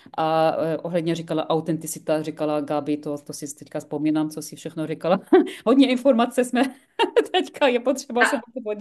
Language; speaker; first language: Czech; non-native, fluent; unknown